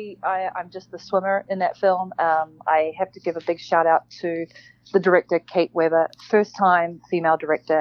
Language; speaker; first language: English; native; English